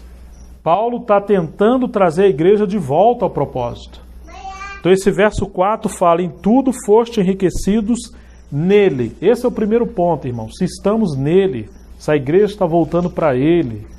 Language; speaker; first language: Portuguese; native; Portuguese